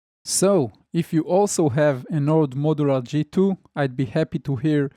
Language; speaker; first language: English; non-native, fluent; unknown